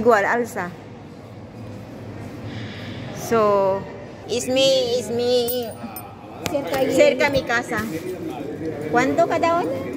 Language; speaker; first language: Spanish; non-native, learner; Filipino